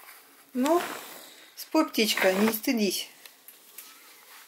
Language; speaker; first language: Russian; native; Russian